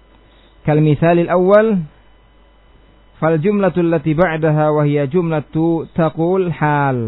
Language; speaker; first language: Arabic; non-native, fluent; Indonesian